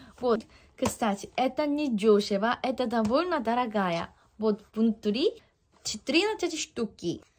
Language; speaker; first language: Russian; non-native, fluent; Korean